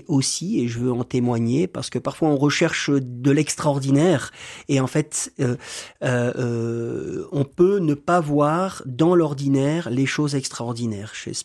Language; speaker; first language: French; native; French